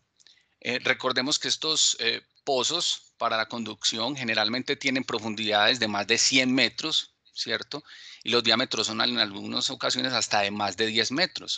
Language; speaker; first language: Spanish; native; Spanish